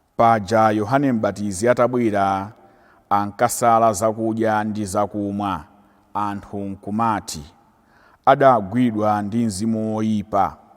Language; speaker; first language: Nyanja; native; Nyanja